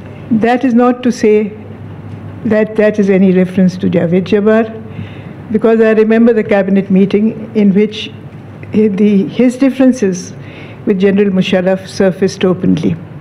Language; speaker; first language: English; non-native, local second language; Urdu